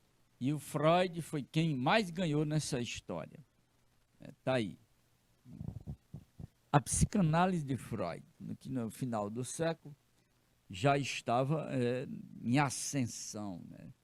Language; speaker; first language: Portuguese; native; Portuguese